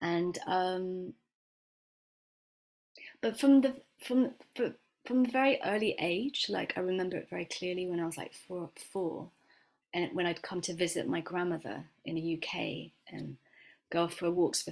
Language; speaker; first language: English; native; English